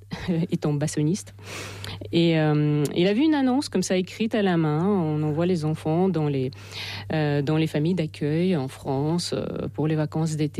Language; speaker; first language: French; non-native, fluent; Russian